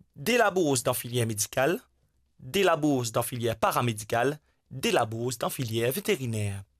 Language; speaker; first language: French; non-native, local second language; Morisyen